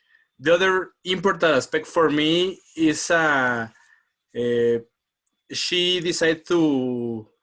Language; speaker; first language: English; non-native, learner; Spanish